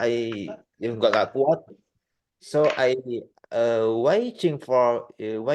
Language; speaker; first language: English; non-native, learner; Indonesian